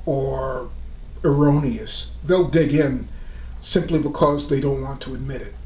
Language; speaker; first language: English; native; English